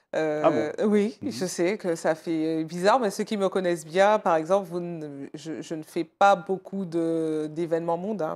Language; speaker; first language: French; native; French